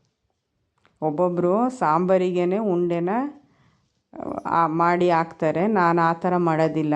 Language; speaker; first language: Kannada; native; Kannada